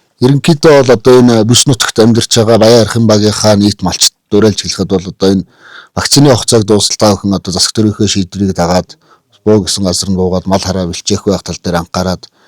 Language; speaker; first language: Mongolian; native; Mongolian